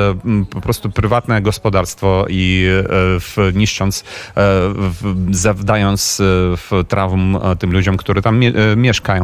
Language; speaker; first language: Polish; non-native, fluent; Ukrainian